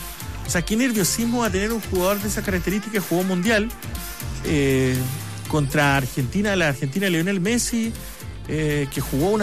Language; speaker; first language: Spanish; native; Spanish